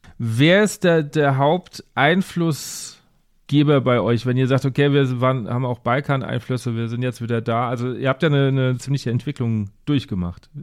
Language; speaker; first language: German; native; German